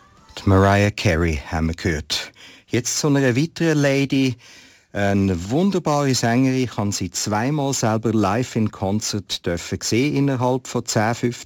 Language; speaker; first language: German; native; German